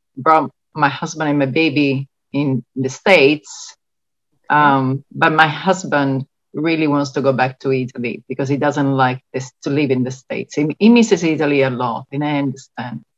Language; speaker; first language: English; non-native, fluent; Italian